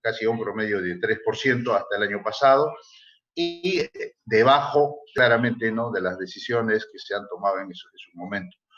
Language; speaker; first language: Spanish; native; Spanish